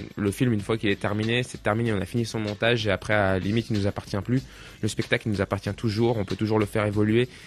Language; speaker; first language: French; native; French